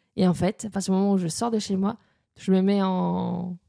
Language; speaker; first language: French; native; French